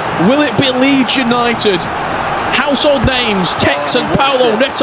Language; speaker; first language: English; native; English